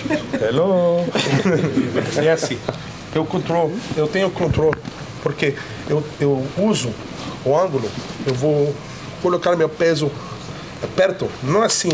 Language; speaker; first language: Portuguese; non-native, learner; English